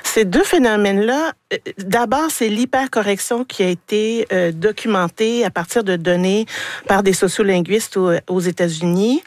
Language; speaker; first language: French; native; French